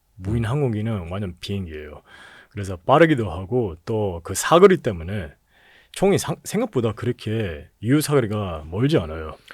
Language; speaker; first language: Korean; early bilingual, heritage; Korean